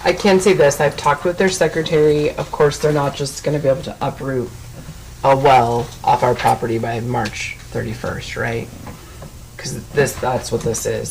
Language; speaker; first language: English; native; English